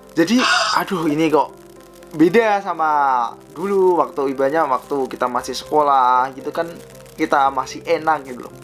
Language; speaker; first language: Indonesian; native; Indonesian